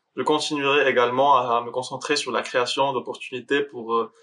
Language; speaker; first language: French; non-native, local second language; Arabic